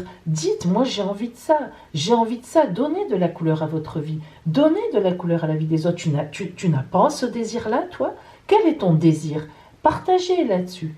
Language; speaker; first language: French; native; French